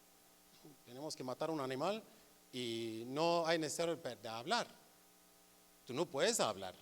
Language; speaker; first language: Spanish; non-native, learner; Kurdish